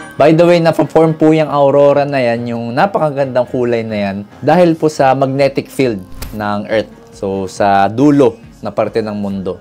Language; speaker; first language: Filipino; native; Filipino